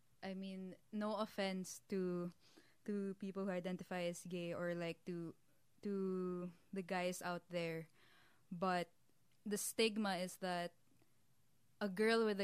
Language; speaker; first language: English; non-native, local second language; Filipino